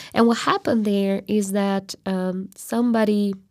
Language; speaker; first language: English; non-native, fluent; Portuguese